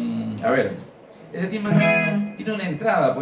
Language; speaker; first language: Spanish; native; Spanish